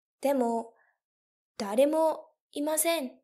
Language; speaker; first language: Japanese; non-native, fluent; English